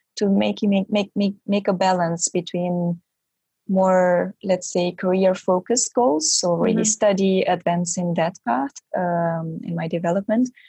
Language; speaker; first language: English; non-native, fluent; Romanian